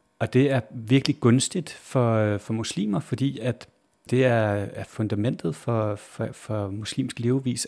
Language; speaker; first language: Danish; native; Danish